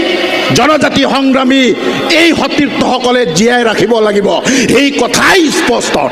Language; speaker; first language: Assamese; non-native, local second language; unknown